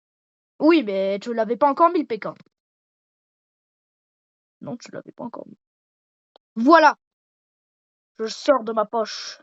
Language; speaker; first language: French; native; French